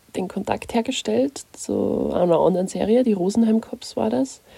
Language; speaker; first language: German; native; German